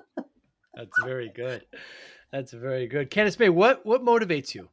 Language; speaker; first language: English; native; English